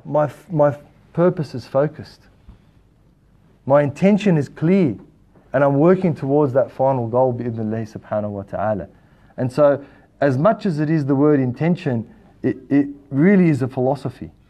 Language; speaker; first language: English; native; English